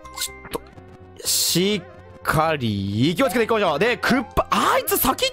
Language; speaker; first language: Japanese; native; Japanese